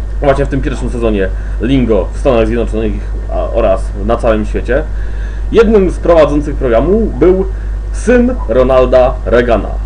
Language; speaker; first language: Polish; native; Polish